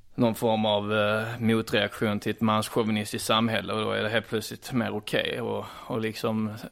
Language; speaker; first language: Swedish; native; Swedish